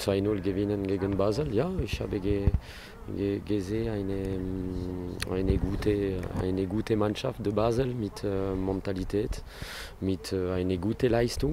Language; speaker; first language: German; non-native, learner; French